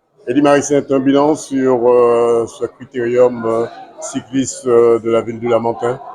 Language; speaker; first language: French; native; French